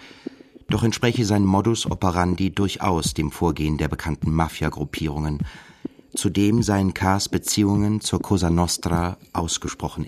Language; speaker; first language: German; native; German